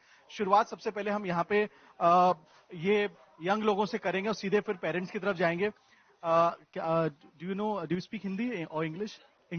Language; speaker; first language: Hindi; native; Hindi